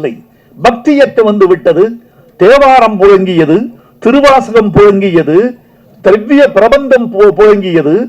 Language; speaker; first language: Tamil; native; Tamil